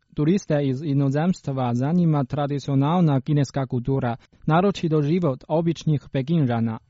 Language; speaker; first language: Croatian; non-native, fluent; Chinese